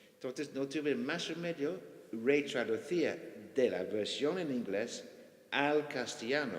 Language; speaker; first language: Spanish; non-native, fluent; English